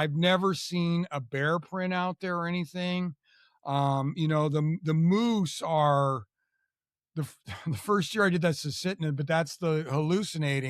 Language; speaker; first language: English; native; English